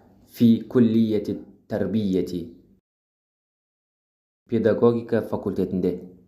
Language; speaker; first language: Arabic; non-native, fluent; Kazakh